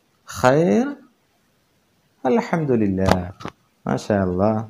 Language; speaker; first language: Arabic; non-native, fluent; Malayalam